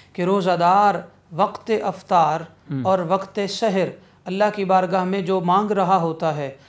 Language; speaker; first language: Urdu; non-native, local second language; Punjabi